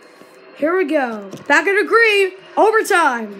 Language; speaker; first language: English; native; English